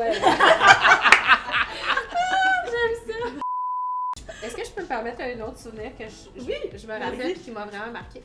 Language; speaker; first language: French; native; French